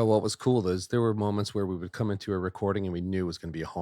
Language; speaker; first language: English; native; English